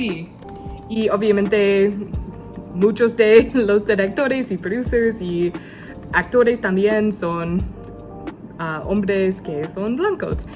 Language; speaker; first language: Spanish; non-native, learner; English